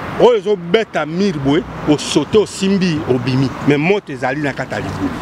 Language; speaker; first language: Lingala; non-native, local second language; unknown